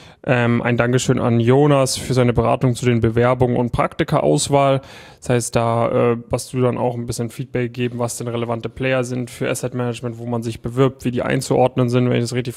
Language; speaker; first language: German; native; German